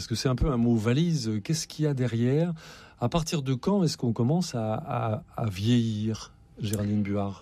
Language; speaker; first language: French; native; French